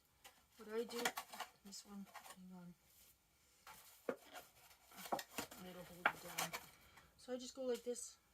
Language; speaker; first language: English; native; English